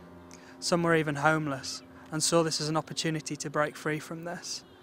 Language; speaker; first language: English; native; English